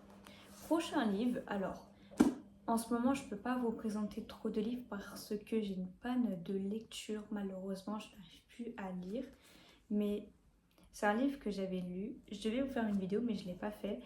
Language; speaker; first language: French; native; French